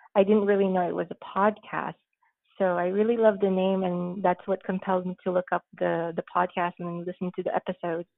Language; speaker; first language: English; early bilingual, other home language; Filipino